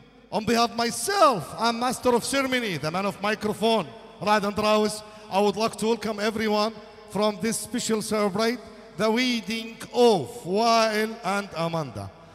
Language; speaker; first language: English; non-native, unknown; Assyrian Neo-Aramaic